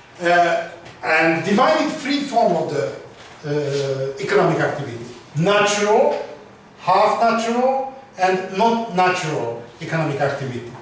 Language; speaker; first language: English; non-native, learner; Hungarian